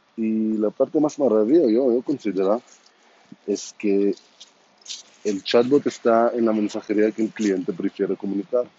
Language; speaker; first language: Spanish; non-native, fluent; Hebrew